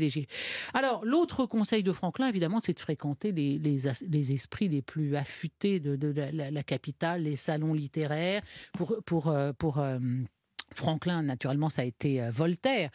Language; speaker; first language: French; native; French